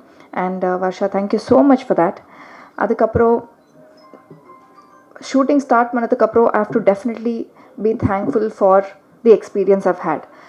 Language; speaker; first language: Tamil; non-native, learner; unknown